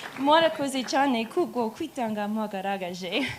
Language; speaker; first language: Kinyarwanda; non-native, learner; English